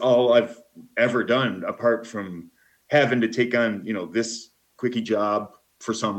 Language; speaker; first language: English; native; English